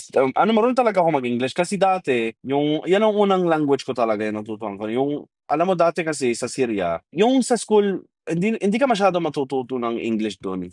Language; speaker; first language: Filipino; non-native, fluent; Arabic